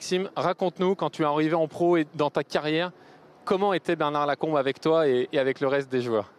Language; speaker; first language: French; native; French